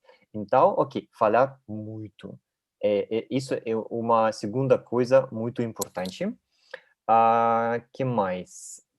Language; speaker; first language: Portuguese; non-native, learner; Russian